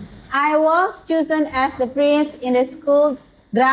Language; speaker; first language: English; non-native, learner; Indonesian